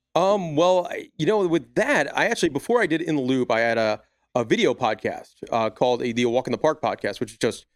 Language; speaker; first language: English; native; English